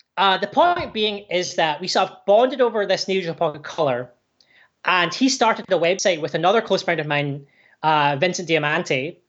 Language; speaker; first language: English; native; English